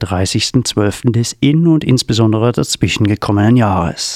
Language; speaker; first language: German; native; German